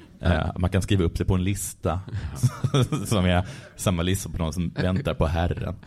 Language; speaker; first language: Swedish; native; Swedish